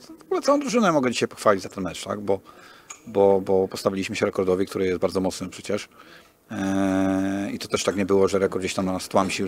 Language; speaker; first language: Polish; native; Polish